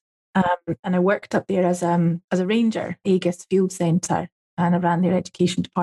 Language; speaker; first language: English; native; English